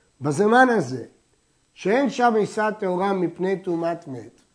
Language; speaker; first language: Hebrew; native; Hebrew